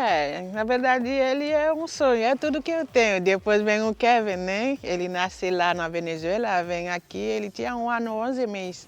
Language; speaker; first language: Portuguese; non-native, learner; Haitian Creole